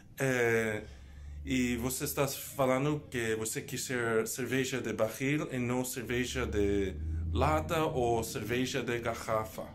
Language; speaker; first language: Portuguese; non-native, learner; English